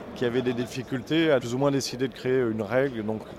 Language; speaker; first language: French; native; French